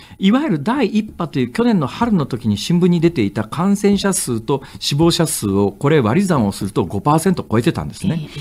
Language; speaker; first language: Japanese; native; Japanese